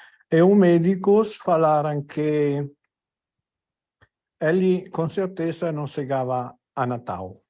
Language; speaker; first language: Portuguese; non-native, learner; Italian